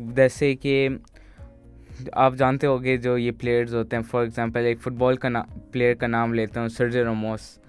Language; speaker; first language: Urdu; native; Urdu